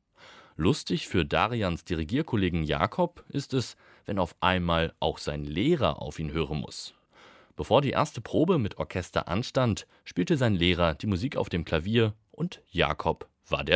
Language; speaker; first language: German; native; German